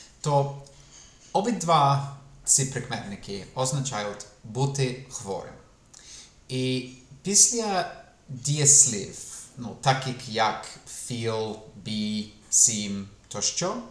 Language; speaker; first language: Ukrainian; non-native, fluent; English